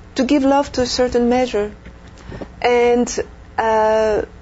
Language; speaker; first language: English; non-native, fluent; French